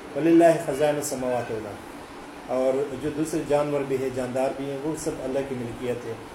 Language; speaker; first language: Urdu; native; Urdu